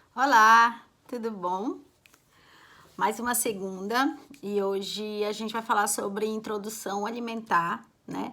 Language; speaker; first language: Portuguese; native; Portuguese